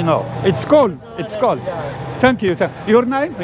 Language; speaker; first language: English; non-native, learner; Arabic